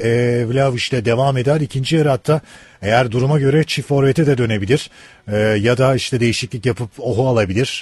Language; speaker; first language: Turkish; native; Turkish